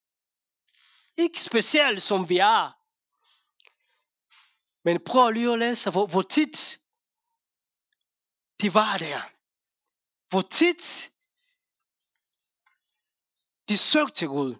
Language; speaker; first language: Danish; non-native, fluent; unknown